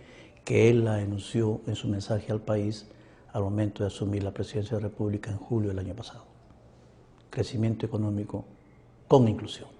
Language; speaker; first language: Spanish; native; Spanish